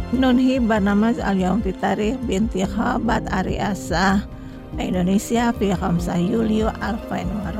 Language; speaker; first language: Arabic; non-native, fluent; Indonesian